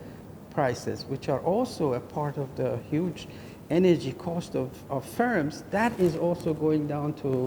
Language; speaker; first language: English; non-native, fluent; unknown